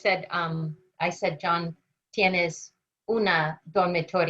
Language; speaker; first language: Spanish; non-native, learner; English